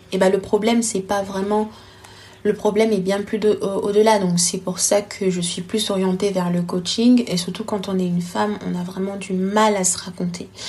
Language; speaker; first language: French; non-native, local second language; Lingala